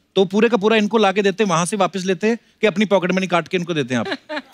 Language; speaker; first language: Hindi; native; Hindi